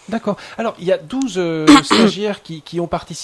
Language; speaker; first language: French; native; French